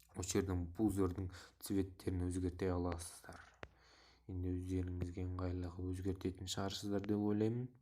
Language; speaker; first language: Kazakh; non-native, local second language; Russian